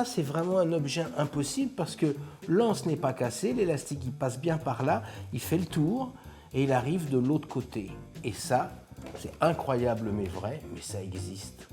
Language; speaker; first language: French; native; French